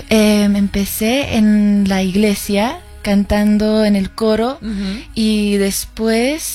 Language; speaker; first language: Spanish; non-native, learner; English